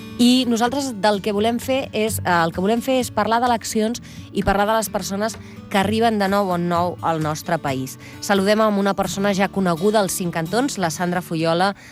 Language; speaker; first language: Catalan; native; Catalan